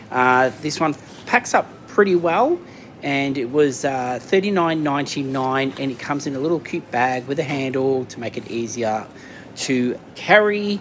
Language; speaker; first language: English; native; English